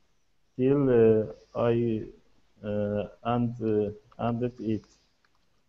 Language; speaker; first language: English; non-native, learner; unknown